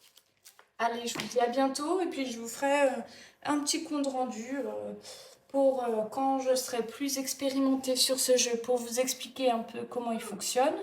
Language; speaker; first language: French; native; French